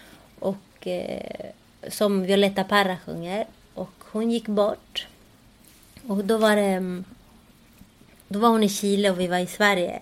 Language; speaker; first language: Swedish; early bilingual, other home language; Spanish